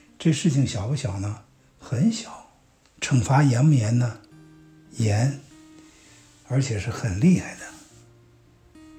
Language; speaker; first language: Chinese; native; Chinese